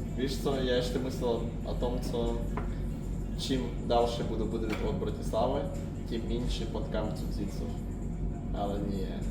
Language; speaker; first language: Slovak; non-native, learner; Russian